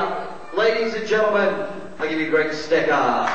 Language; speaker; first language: English; native; English